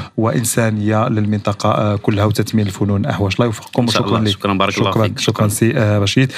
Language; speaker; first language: Arabic; native; Arabic